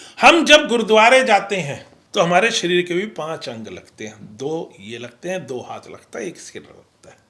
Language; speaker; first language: Hindi; non-native, local second language; Punjabi